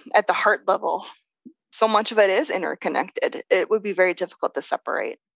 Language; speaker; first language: English; native; English